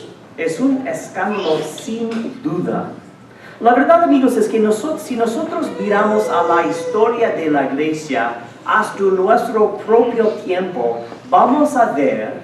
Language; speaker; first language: Spanish; non-native, fluent; English